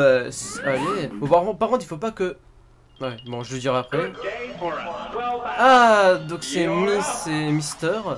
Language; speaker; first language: French; native; French